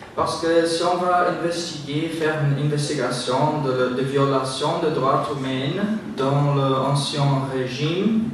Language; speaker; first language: French; non-native, learner; Portuguese